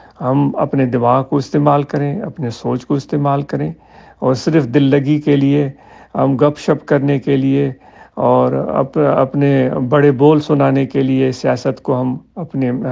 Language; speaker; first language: Urdu; non-native, local second language; Sindhi